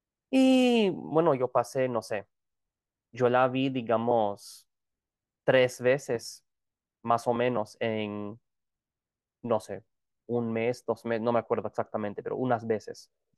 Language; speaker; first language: Spanish; non-native, fluent; Gujarati